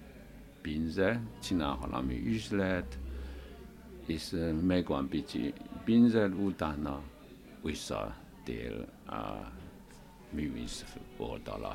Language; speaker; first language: Hungarian; non-native, learner; Chinese